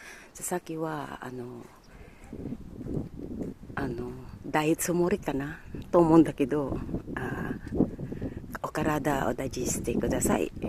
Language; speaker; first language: Japanese; non-native, learner; Filipino